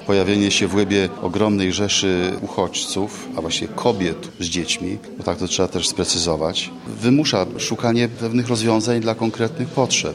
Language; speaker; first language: Polish; native; Polish